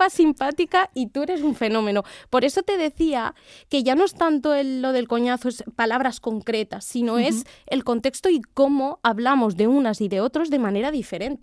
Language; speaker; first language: Spanish; native; Spanish